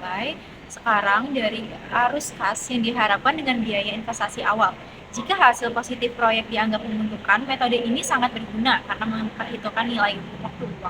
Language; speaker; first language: Indonesian; native; Indonesian